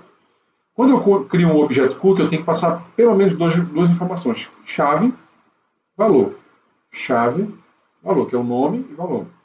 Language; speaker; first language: Portuguese; native; Portuguese